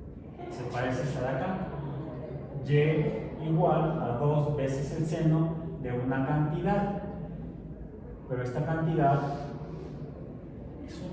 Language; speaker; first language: Spanish; native; Spanish